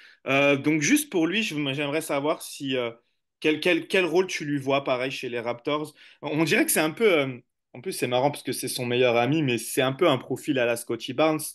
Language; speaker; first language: French; native; French